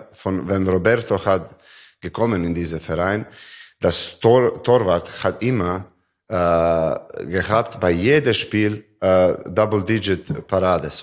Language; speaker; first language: German; non-native, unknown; Serbian